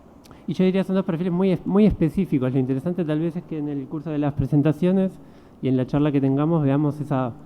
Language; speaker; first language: Spanish; native; Spanish